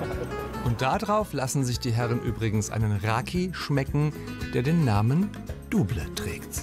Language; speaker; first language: German; native; German